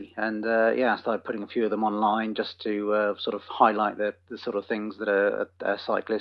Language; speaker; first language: English; native; English